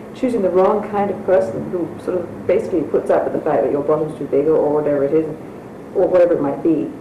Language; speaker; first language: English; native; English